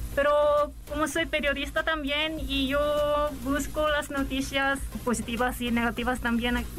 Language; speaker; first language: Spanish; non-native, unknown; Korean